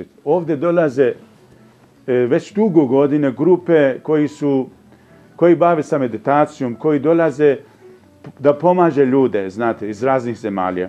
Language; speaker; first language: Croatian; non-native, fluent; Persian